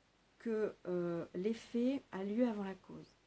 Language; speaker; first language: French; native; French